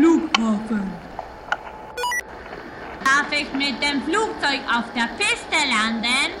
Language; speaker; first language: German; non-native, fluent; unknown